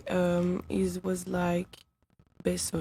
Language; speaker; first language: English; non-native, learner; French